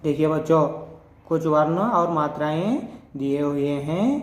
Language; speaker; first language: Hindi; non-native, local second language; Telugu